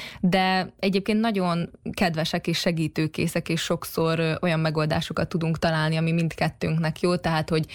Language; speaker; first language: Hungarian; native; Hungarian